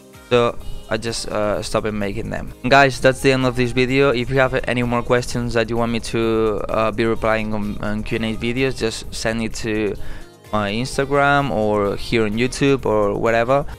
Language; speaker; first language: English; non-native, fluent; Spanish